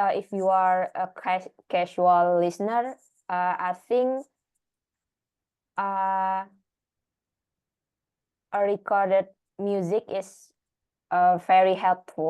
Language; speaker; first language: English; non-native, learner; Indonesian